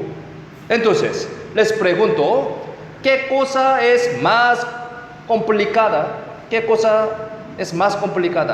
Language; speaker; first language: Spanish; non-native, fluent; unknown